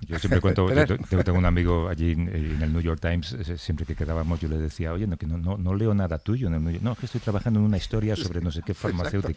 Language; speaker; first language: Spanish; native; Spanish